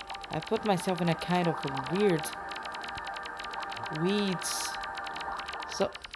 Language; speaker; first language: English; non-native, learner; Portuguese